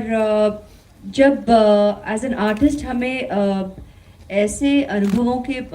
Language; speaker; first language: Hindi; non-native, local second language; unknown